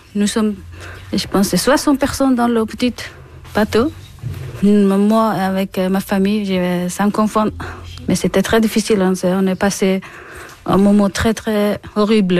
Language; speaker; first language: French; non-native, learner; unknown